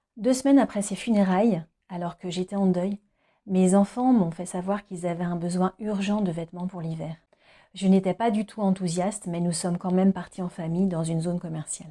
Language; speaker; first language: French; native; French